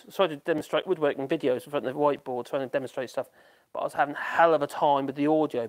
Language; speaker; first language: English; native; English